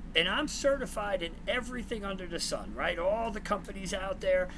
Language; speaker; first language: English; native; English